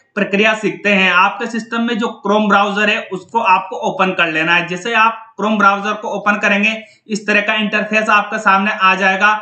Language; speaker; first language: Hindi; native; Hindi